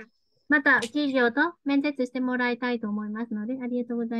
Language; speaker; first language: Japanese; non-native, fluent; Vietnamese